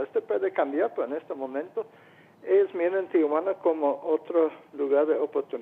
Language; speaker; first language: Spanish; non-native, fluent; English